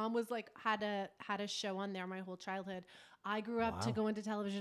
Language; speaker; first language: English; native; English